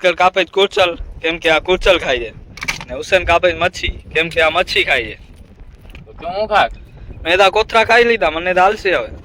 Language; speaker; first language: Gujarati; non-native, local second language; Kachhi